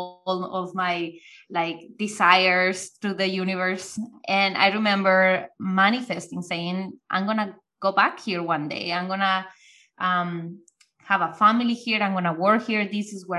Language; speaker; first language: English; non-native, fluent; Spanish